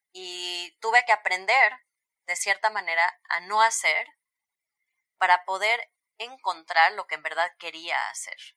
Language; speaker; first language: Spanish; native; Spanish